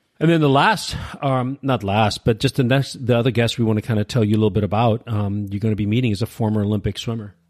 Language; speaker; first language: English; early bilingual, other home language; Urdu